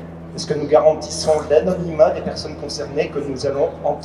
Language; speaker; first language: French; native; French